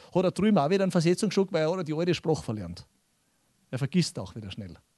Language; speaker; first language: German; native; German